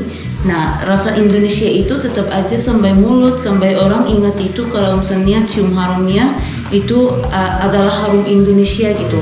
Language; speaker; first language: Indonesian; non-native, fluent; Arabic